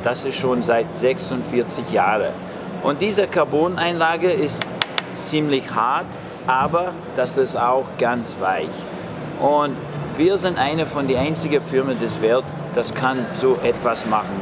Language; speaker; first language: German; non-native, fluent; English